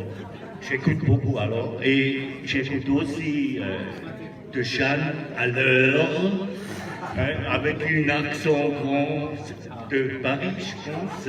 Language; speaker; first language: French; non-native, learner; German